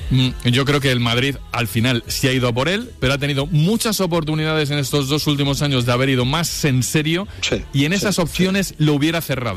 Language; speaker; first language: Spanish; native; Spanish